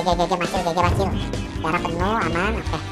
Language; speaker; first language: Indonesian; native; Indonesian